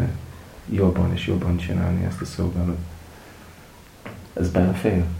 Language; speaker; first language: Hungarian; non-native, learner; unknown